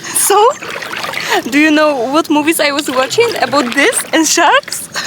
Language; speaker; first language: English; non-native, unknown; Polish